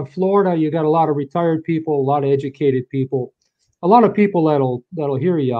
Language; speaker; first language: English; native; English